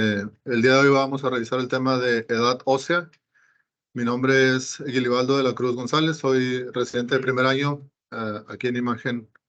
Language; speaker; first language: Spanish; native; Spanish